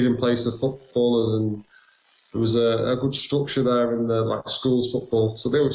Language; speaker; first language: English; native; English